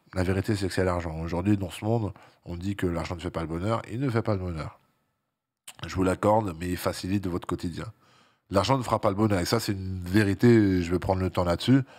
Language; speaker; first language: French; native; French